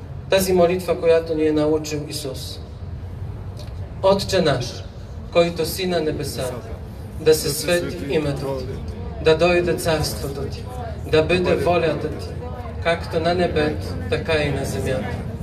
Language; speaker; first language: Bulgarian; non-native, fluent; Polish